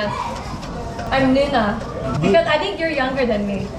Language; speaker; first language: English; non-native, fluent; Japanese